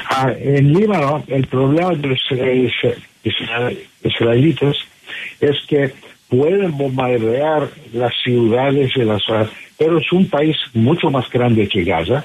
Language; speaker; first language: Spanish; non-native, fluent; English